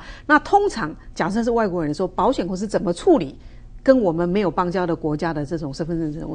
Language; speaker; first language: Chinese; native; Chinese